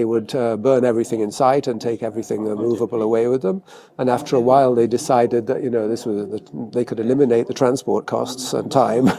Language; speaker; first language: English; native; English